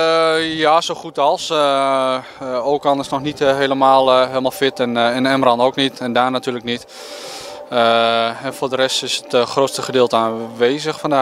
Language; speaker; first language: Dutch; native; Dutch